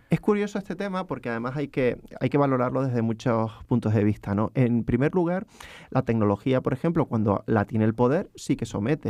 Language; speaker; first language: Spanish; native; Spanish